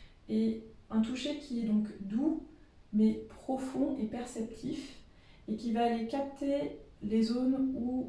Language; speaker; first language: French; native; French